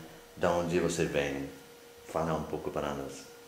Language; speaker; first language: Portuguese; non-native, fluent; French